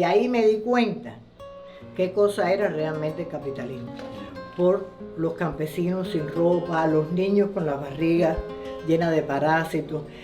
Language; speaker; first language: Spanish; native; Spanish